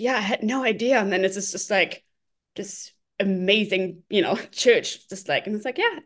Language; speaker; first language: English; non-native, fluent; German